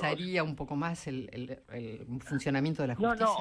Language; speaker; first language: Spanish; native; Spanish